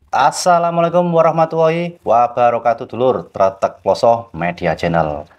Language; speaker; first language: Indonesian; non-native, local second language; Javanese